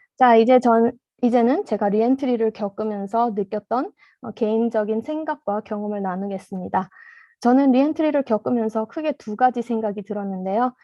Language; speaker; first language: Korean; early bilingual, heritage; Korean